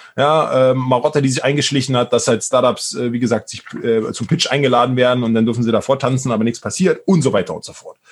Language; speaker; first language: German; native; German